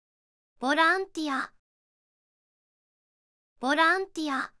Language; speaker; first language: Japanese; native; Japanese